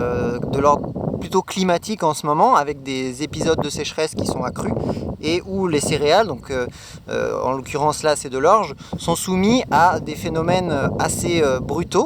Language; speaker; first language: French; native; French